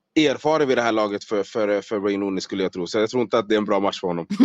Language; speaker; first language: Swedish; native; Swedish